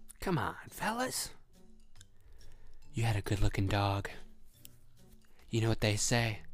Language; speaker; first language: English; native; English